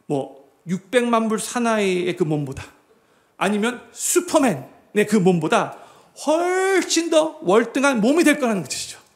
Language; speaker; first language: Korean; native; Korean